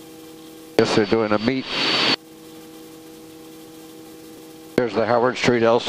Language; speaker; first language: English; native; English